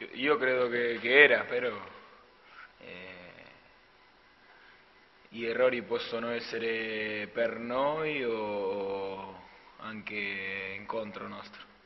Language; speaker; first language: Italian; non-native, fluent; Spanish